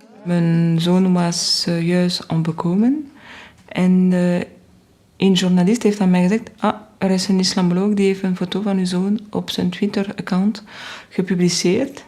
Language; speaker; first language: Dutch; non-native, learner; French